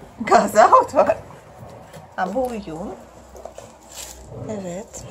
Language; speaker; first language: Turkish; non-native, learner; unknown